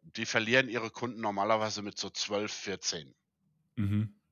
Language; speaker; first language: German; early bilingual, heritage; German